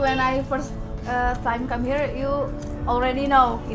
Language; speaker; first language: English; non-native, learner; Indonesian